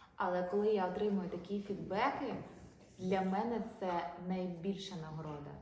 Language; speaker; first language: Ukrainian; non-native, local second language; Russian